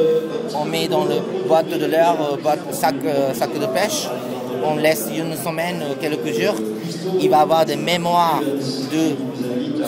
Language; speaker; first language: French; non-native, learner; Japanese